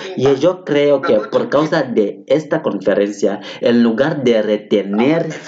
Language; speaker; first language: Spanish; non-native, fluent; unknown